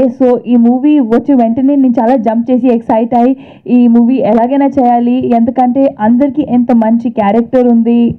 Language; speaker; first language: Telugu; non-native, fluent; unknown